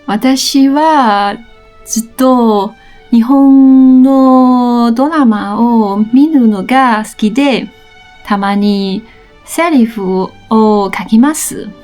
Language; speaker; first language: Japanese; non-native, learner; Chinese